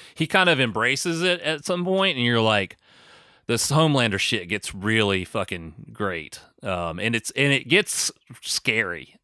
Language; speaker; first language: English; native; English